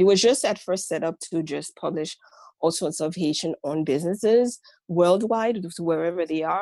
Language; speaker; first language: English; non-native, fluent; Haitian Creole